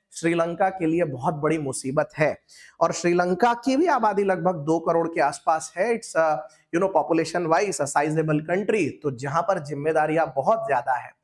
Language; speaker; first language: Hindi; non-native, local second language; Marathi